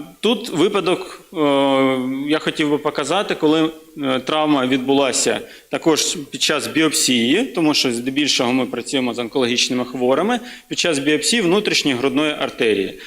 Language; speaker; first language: Ukrainian; native; Ukrainian